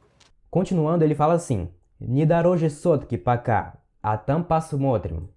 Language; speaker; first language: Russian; non-native, fluent; Portuguese